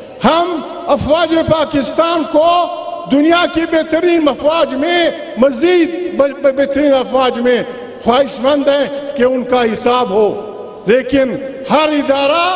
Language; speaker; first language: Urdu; non-native, local second language; Pashto